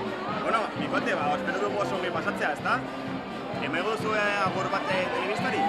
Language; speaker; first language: Basque; native; Basque